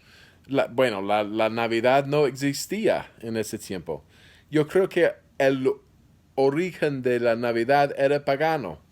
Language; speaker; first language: Spanish; non-native, fluent; English